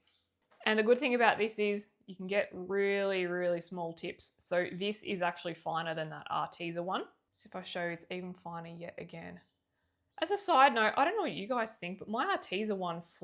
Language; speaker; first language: English; native; English